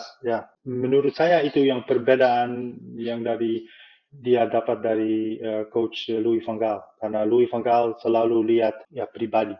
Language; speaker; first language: Indonesian; non-native, fluent; Dutch